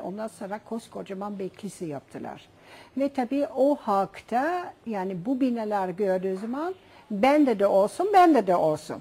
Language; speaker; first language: Turkish; non-native, fluent; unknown